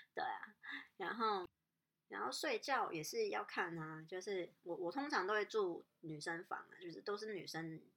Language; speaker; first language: Chinese; non-native, local second language; Cantonese